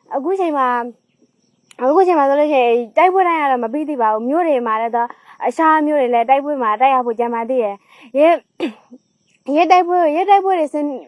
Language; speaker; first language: Burmese; native; Burmese